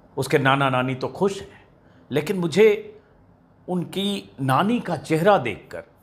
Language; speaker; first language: Hindi; native; Hindi